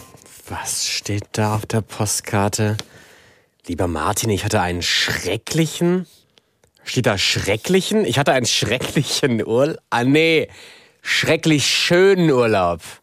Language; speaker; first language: German; native; German